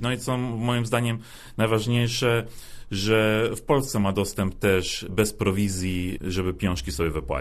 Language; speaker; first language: Polish; early bilingual, other home language; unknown